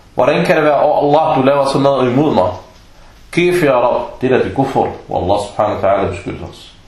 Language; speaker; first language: Danish; non-native, fluent; Arabic